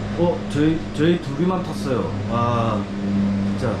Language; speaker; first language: Korean; native; Korean